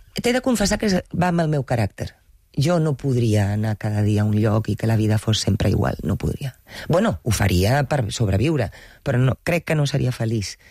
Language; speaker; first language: Catalan; non-native, local second language; Spanish